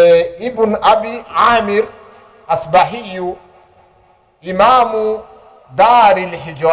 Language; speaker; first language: Arabic; non-native, fluent; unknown